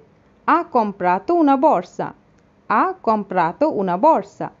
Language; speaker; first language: Italian; non-native, fluent; Bangla